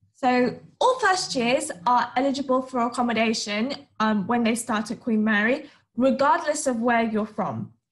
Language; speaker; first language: English; native; English